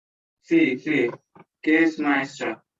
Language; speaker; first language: Spanish; non-native, learner; English